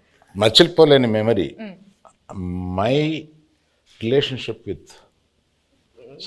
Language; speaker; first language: Telugu; native; Telugu